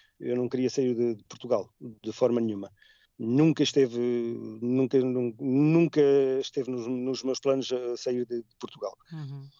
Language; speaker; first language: Portuguese; native; Portuguese